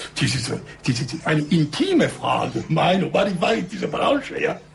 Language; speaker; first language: German; non-native, learner; Bulgarian